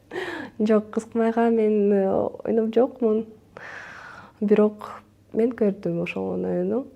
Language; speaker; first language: Kyrgyz; non-native, local second language; Russian